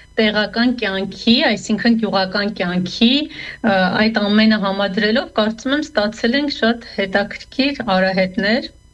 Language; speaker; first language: Armenian; native; Armenian